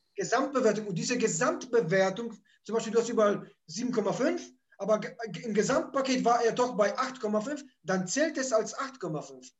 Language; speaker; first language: German; early bilingual, other home language; Polish